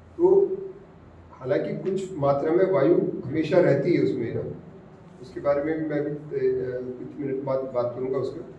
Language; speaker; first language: Hindi; non-native, local second language; Marathi